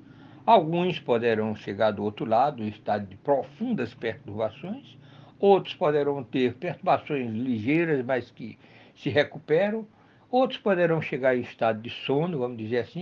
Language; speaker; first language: Portuguese; native; Portuguese